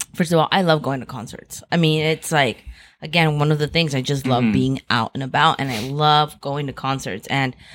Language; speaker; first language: English; native; English